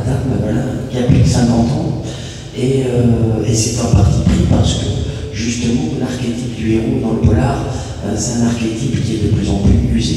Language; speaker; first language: French; native; French